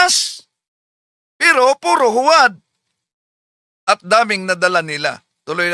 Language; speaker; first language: Filipino; native; Filipino